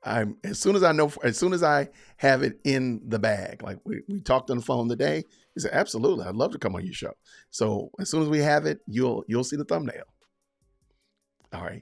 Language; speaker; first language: English; native; English